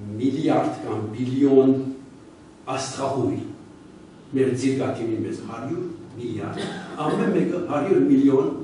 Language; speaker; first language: Armenian; early bilingual, heritage; Armenian